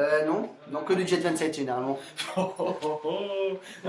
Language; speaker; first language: French; native; French